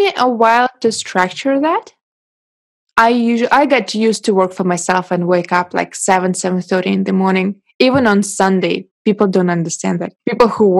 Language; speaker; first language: English; non-native, fluent; Russian